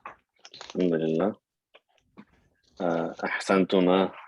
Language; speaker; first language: Arabic; non-native, fluent; English